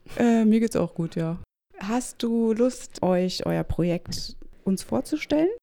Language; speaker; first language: German; native; German